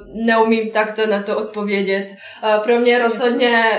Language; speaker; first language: Czech; non-native, fluent; Bosnian